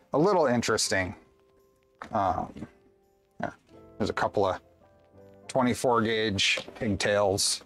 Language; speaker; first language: English; native; English